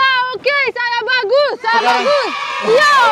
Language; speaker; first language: Indonesian; non-native, learner; Russian